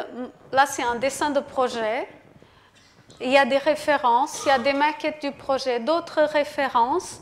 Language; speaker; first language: French; non-native, fluent; Portuguese